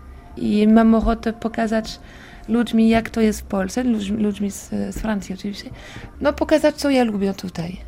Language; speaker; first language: Polish; non-native, learner; French